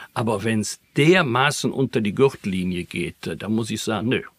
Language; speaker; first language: German; native; German